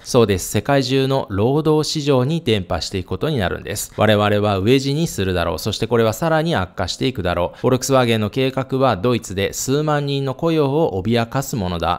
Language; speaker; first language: Japanese; native; Japanese